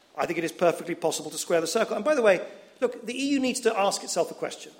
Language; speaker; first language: English; early bilingual, other home language; Dutch